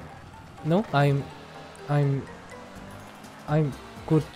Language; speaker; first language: English; non-native, learner; Korean